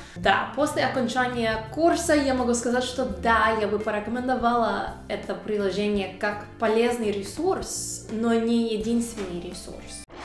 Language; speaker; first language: Russian; non-native, fluent; English